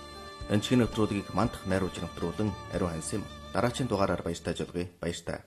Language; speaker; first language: Mongolian; native; Mongolian